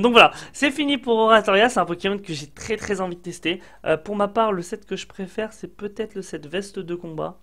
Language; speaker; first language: French; native; French